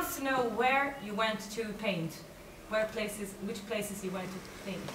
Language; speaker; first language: English; non-native, fluent; Italian